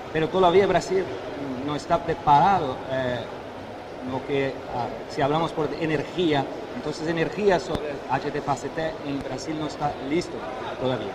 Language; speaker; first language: Spanish; non-native, fluent; Portuguese